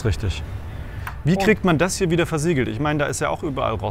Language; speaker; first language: German; native; German